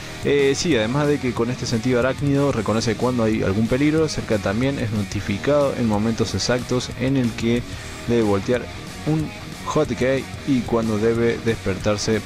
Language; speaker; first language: Spanish; native; Spanish